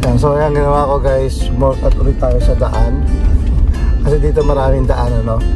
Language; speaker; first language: Filipino; native; Filipino